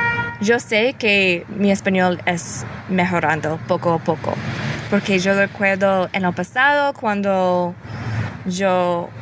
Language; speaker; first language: Spanish; early bilingual, heritage; English